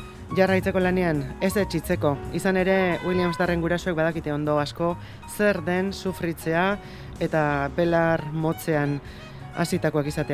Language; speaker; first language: Basque; native; Basque